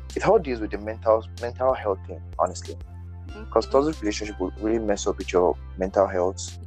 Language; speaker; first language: English; non-native, local second language; Yoruba